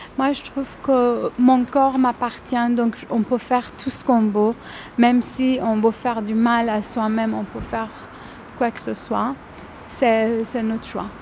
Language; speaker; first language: French; non-native, fluent; Persian